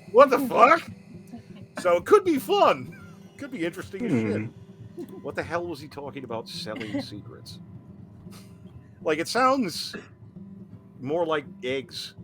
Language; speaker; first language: English; native; English